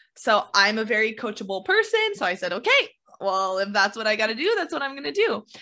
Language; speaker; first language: English; native; English